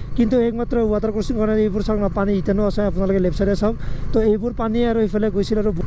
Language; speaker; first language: Assamese; non-native, local second language; Bodo